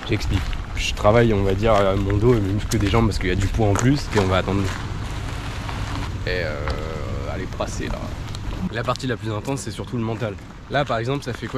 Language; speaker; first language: French; native; French